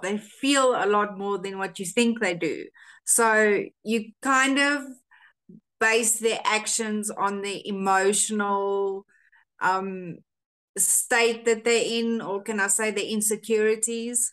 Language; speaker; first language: English; non-native, local second language; Afrikaans